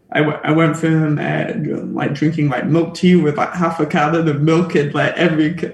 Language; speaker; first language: English; native; English